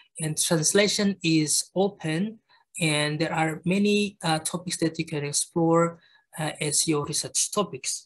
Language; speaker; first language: English; non-native, fluent; Indonesian